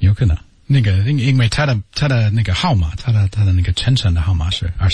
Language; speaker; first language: Chinese; non-native, learner; English